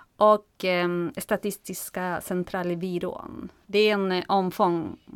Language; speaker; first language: Swedish; non-native, fluent; Spanish